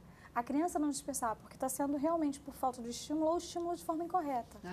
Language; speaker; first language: Portuguese; native; Portuguese